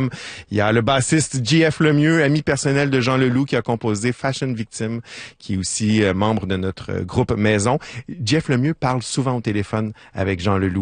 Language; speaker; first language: French; native; French